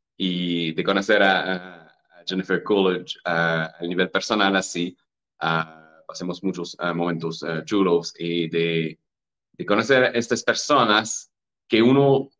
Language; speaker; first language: Spanish; non-native, fluent; English